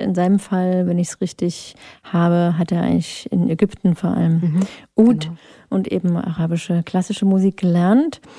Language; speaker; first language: German; native; German